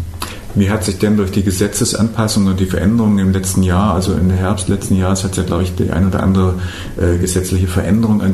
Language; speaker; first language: German; native; German